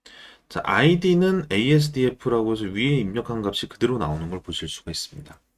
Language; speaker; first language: Korean; native; Korean